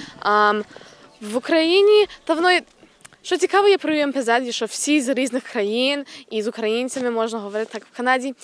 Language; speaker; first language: Ukrainian; early bilingual, heritage; English